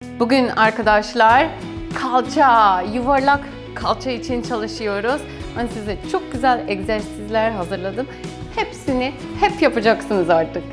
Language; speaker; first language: Turkish; non-native, fluent; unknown